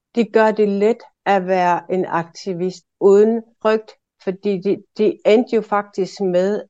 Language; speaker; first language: Danish; non-native, local second language; Kalaallisut